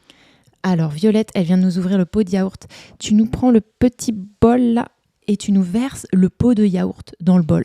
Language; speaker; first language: French; native; French